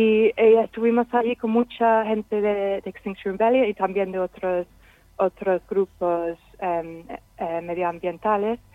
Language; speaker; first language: Spanish; non-native, fluent; English